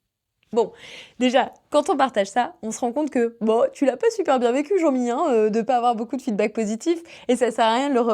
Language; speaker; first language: French; native; French